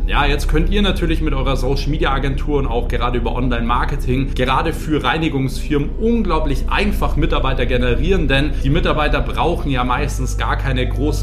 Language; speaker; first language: German; native; German